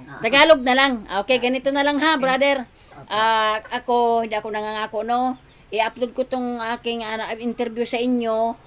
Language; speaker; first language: Filipino; non-native, local second language; Masbatenyo